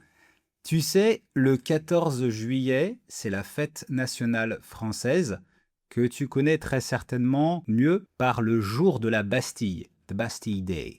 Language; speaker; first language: French; native; French